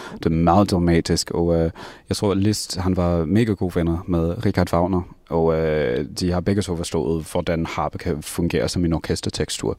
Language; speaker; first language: Danish; non-native, fluent; English